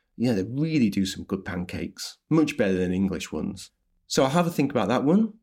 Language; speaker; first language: English; native; English